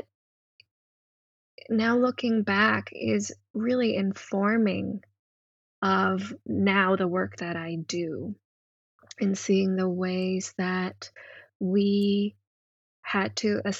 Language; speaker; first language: English; non-native, local second language; Cantonese